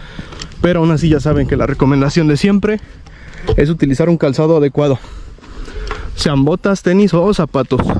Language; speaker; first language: Spanish; native; Spanish